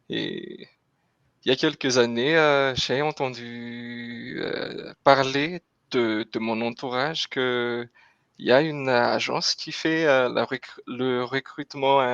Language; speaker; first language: French; non-native, local second language; Malagasy